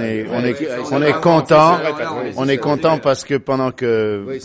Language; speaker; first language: French; native; French